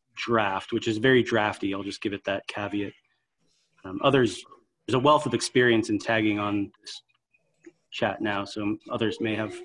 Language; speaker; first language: English; native; English